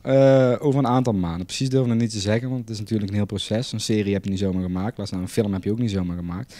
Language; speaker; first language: Dutch; native; Dutch